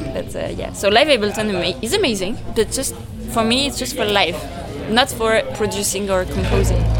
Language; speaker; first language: English; non-native, fluent; French